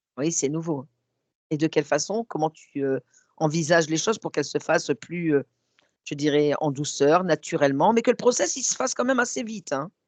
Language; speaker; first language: French; native; French